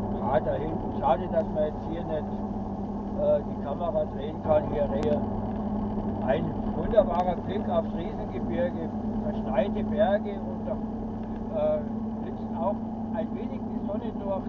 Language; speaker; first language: German; native; German